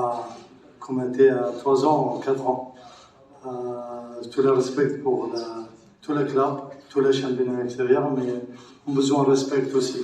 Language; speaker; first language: French; non-native, learner; Arabic